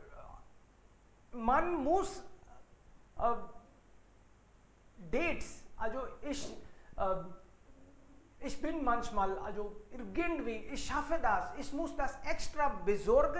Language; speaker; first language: German; non-native, fluent; Hindi